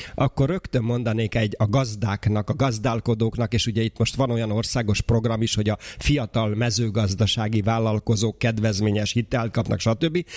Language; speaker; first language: Hungarian; native; Hungarian